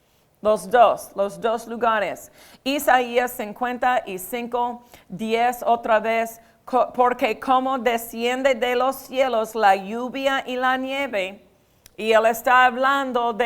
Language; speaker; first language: Spanish; non-native, fluent; English